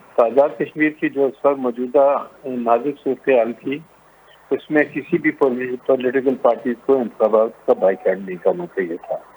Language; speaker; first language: Urdu; non-native, local second language; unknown